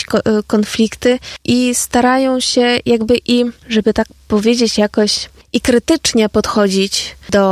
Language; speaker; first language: Polish; non-native, fluent; Ukrainian